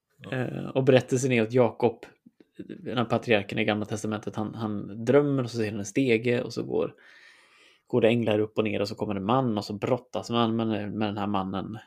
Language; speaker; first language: Swedish; native; Swedish